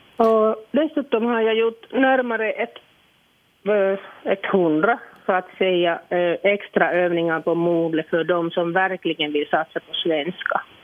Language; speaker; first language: Swedish; non-native, local second language; Finnish